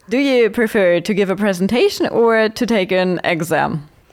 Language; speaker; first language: English; non-native, fluent; German